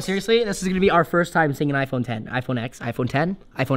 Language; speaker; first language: English; native; English